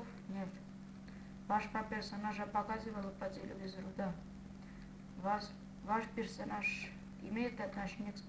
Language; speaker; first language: Russian; non-native, fluent; Armenian